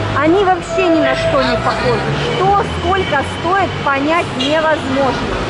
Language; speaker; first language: Russian; native; Russian